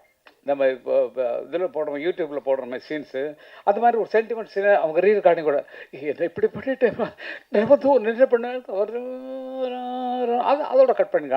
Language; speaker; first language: Tamil; native; Tamil